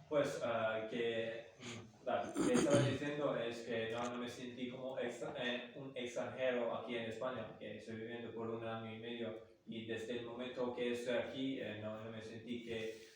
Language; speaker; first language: Spanish; non-native, fluent; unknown